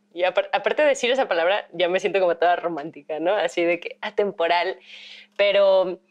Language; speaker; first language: Spanish; native; Spanish